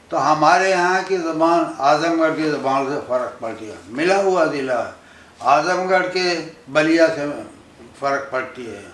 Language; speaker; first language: Hindi; non-native, local second language; Bhojpuri